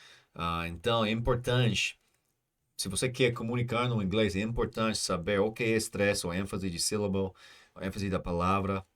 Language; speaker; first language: Portuguese; non-native, learner; English